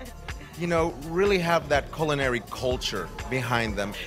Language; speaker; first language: English; native; English